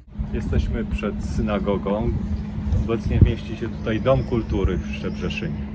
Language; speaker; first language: Polish; native; Polish